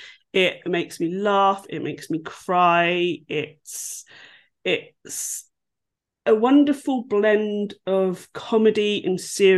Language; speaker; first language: English; native; English